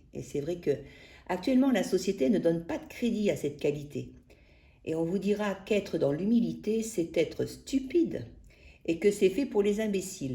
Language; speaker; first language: French; native; French